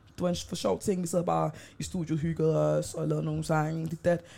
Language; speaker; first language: Danish; native; Danish